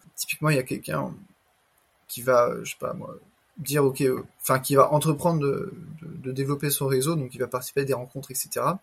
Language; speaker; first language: French; native; French